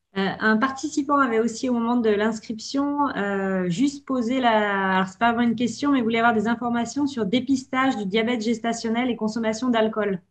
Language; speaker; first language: French; native; French